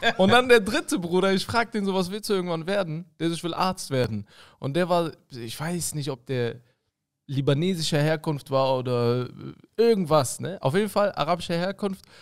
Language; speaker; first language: German; early bilingual, other home language; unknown